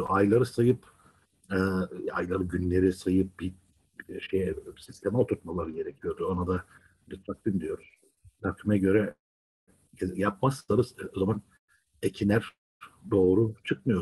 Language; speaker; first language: Turkish; native; Turkish